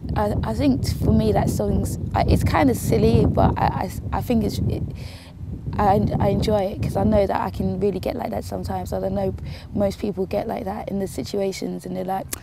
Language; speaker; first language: English; native; English